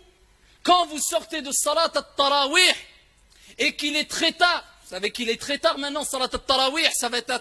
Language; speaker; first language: French; early bilingual, other home language; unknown